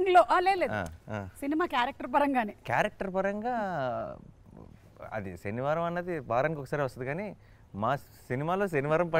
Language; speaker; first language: Telugu; native; Telugu